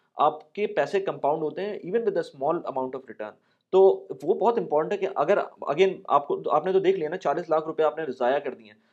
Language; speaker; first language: Urdu; native; Urdu